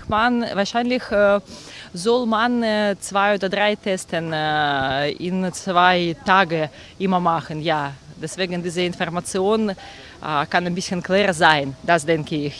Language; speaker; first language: German; non-native, learner; Russian